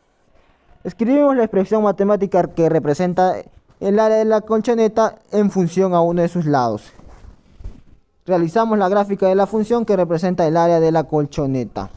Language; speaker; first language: Spanish; native; Spanish